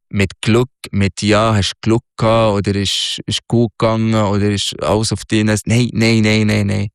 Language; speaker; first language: German; non-native, learner; Arabic